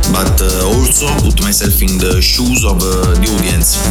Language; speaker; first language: English; non-native, fluent; Italian